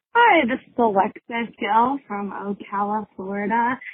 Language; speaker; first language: English; native; English